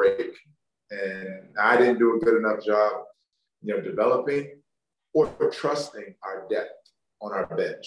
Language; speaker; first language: English; native; English